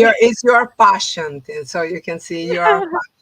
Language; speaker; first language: English; non-native, fluent; Portuguese